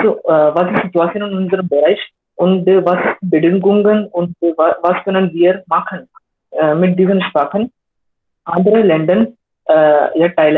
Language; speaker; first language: German; non-native, learner; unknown